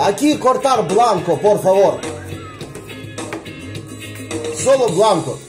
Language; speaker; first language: Spanish; non-native, learner; Russian